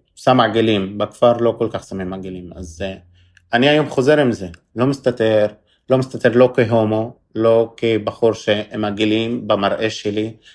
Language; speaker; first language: Hebrew; non-native, local second language; Arabic